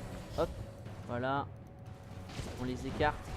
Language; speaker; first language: French; native; French